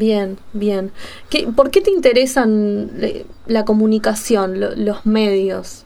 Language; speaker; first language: Spanish; native; Spanish